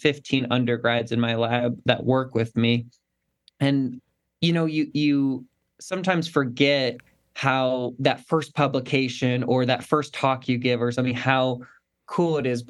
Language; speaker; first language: English; native; English